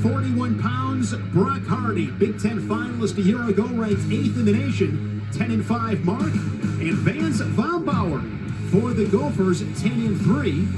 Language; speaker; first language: English; native; English